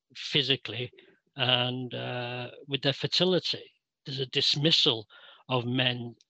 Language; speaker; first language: English; native; English